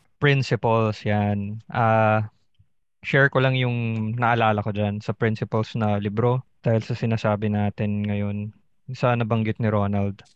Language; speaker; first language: Filipino; native; Filipino